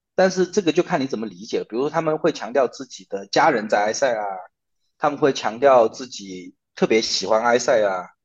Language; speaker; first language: Chinese; native; Chinese